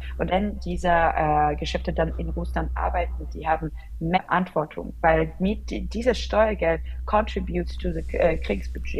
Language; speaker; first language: German; non-native, fluent; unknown